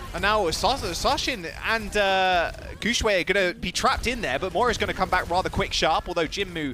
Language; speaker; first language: English; native; English